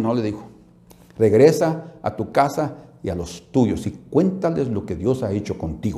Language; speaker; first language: Spanish; native; Spanish